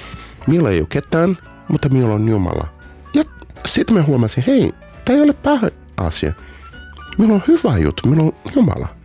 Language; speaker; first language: Finnish; non-native, learner; Portuguese